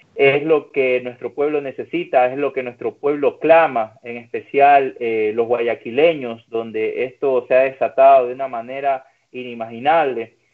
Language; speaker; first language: Spanish; native; Spanish